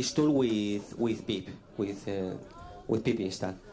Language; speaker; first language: English; non-native, fluent; Spanish